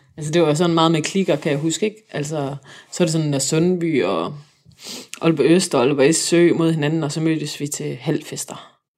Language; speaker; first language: Danish; native; Danish